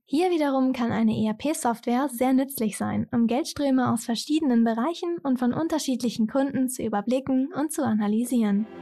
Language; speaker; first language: German; native; German